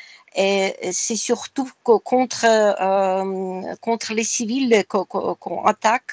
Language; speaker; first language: French; non-native, fluent; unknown